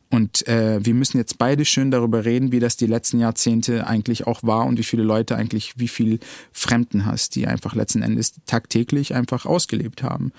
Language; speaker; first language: German; early bilingual, other home language; Arabic